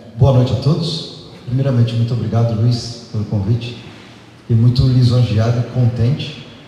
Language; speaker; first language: Portuguese; native; Portuguese